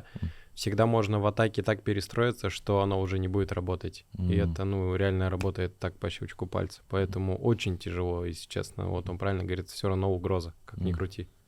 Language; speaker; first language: Russian; native; Russian